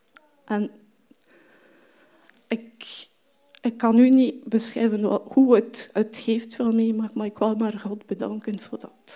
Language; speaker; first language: Dutch; non-native, fluent; French